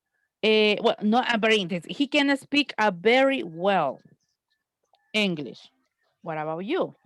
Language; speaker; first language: English; non-native, fluent; Spanish